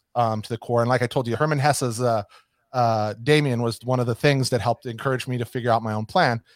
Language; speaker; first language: English; native; English